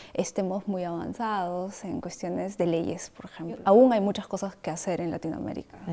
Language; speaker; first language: Spanish; native; Spanish